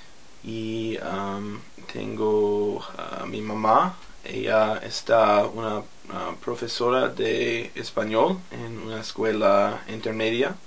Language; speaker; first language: Spanish; non-native, learner; English